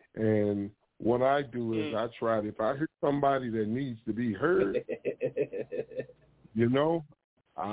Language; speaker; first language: English; native; English